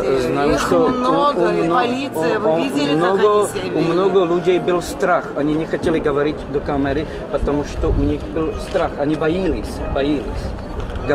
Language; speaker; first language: Russian; non-native, learner; Czech